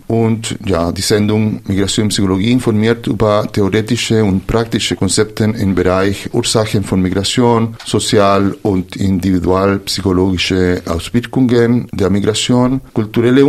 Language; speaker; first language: German; non-native, fluent; Spanish